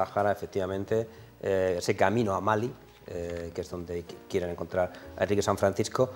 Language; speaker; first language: Spanish; native; Spanish